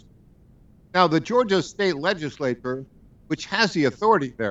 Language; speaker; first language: English; native; English